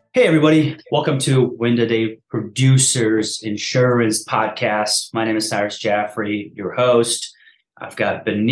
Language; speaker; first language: English; early bilingual, other home language; Persian